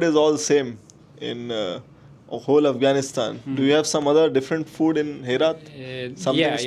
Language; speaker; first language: English; non-native, local second language; Hindi